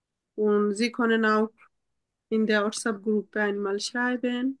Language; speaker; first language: German; non-native, learner; Bangla